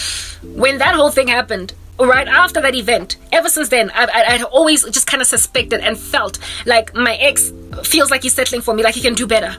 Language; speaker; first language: English; non-native, local second language; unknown